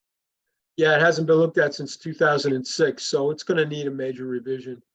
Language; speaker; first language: English; native; English